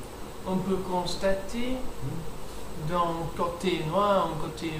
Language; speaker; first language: French; non-native, learner; English